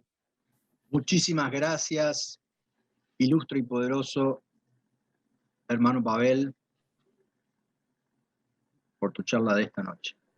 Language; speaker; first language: Spanish; native; Spanish